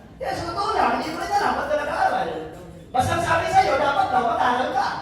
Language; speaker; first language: Filipino; non-native, local second language; Bikol